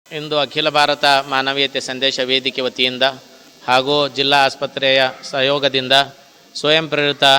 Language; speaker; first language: Kannada; non-native, local second language; Urdu